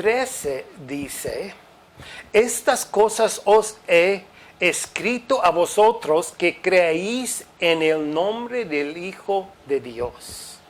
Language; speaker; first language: Spanish; non-native, fluent; English